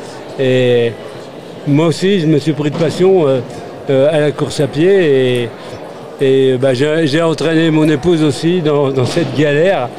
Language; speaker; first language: French; native; French